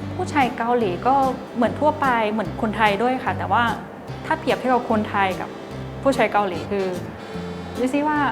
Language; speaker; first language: Thai; non-native, fluent; Korean